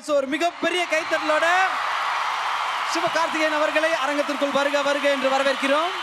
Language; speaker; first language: Tamil; native; Tamil